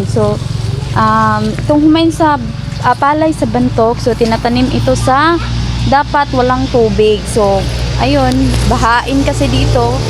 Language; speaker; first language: Filipino; non-native, local second language; Hiligaynon